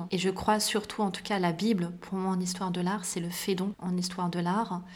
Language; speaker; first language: French; early bilingual, other home language; Arabic